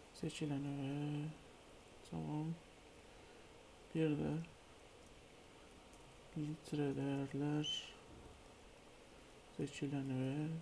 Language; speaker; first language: Turkish; native; Turkish